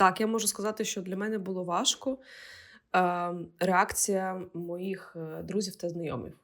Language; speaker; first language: Ukrainian; non-native, local second language; Russian